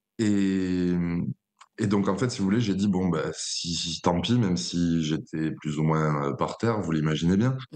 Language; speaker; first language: French; native; French